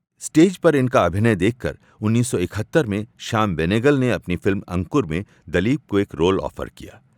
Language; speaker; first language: Hindi; native; Hindi